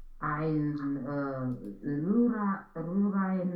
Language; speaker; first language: German; non-native, learner; Romanian